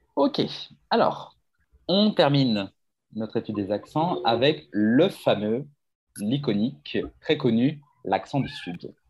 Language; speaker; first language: French; native; French